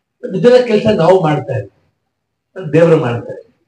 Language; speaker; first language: Kannada; non-native, local second language; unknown